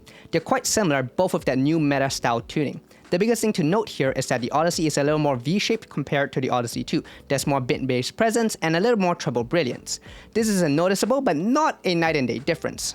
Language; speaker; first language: English; native; English